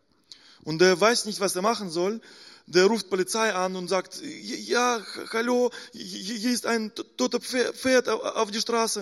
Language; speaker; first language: German; non-native, fluent; Russian